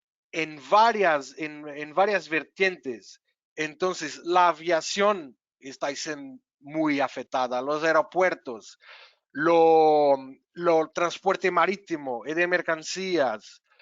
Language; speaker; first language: Spanish; non-native, fluent; Portuguese